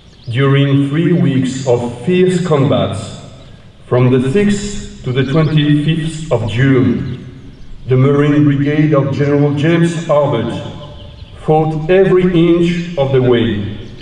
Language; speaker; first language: English; non-native, fluent; French